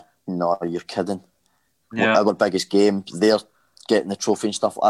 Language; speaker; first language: English; native; English